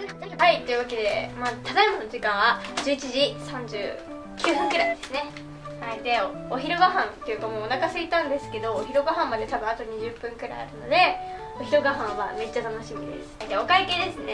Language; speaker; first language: Japanese; native; Japanese